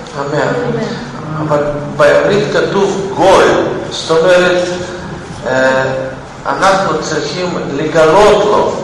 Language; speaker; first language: Hebrew; non-native, fluent; Russian